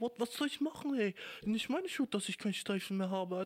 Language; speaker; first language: German; native; German